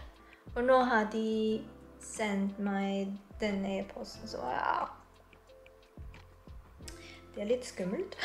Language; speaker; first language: Norwegian; non-native, learner; Filipino